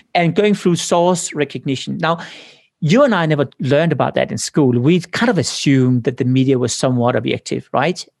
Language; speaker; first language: English; non-native, fluent; Danish